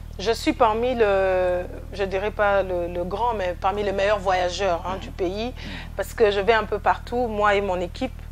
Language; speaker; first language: French; non-native, local second language; Lingala